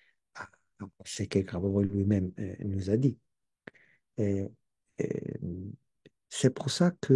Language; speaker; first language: French; non-native, learner; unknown